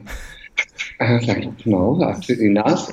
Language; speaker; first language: English; native; English